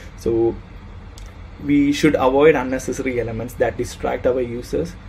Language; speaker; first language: English; non-native, local second language; Malayalam